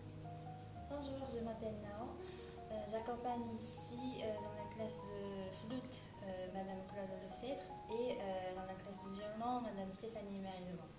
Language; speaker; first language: French; non-native, fluent; Japanese